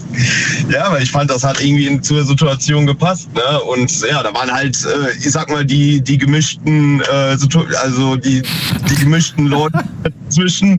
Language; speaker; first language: German; native; German